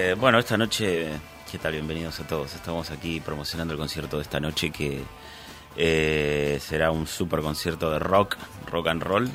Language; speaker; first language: Spanish; native; Spanish